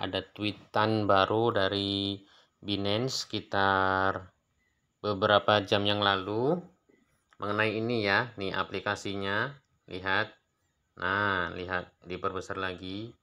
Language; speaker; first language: Indonesian; native; Indonesian